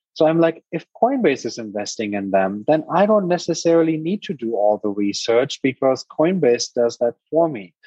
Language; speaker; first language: English; non-native, fluent; German